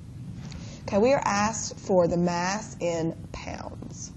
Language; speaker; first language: English; native; English